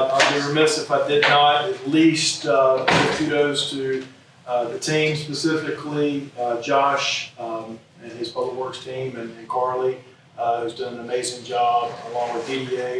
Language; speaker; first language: English; native; English